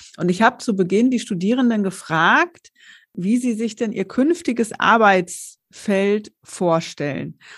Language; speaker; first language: German; native; German